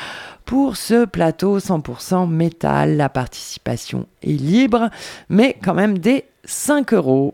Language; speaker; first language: French; native; French